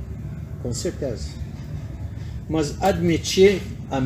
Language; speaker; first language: Portuguese; non-native, fluent; English